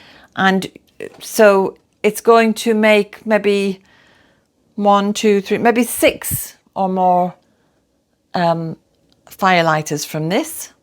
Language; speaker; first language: English; native; English